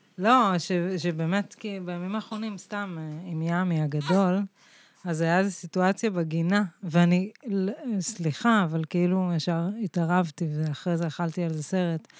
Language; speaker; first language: Hebrew; native; Hebrew